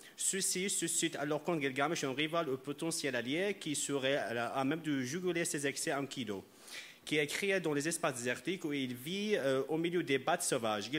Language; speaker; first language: French; non-native, fluent; Arabic